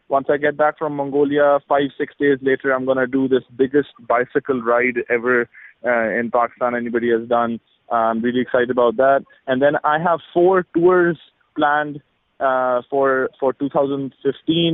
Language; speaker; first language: English; non-native, local second language; Urdu